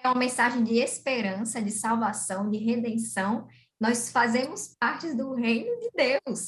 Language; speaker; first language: Portuguese; native; Portuguese